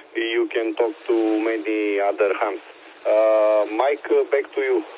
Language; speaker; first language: English; non-native, learner; Romanian